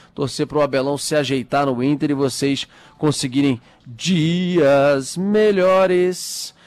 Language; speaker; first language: Portuguese; native; Portuguese